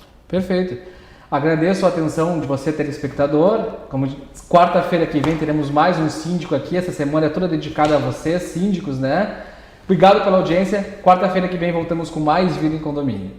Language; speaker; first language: Portuguese; native; Portuguese